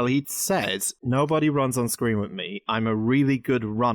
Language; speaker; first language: English; native; English